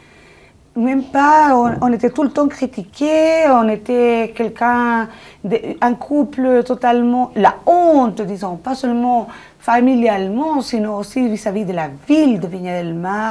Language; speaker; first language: French; non-native, fluent; Spanish